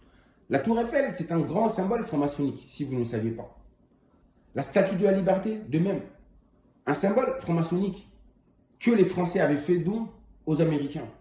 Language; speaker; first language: French; non-native, local second language; Kongo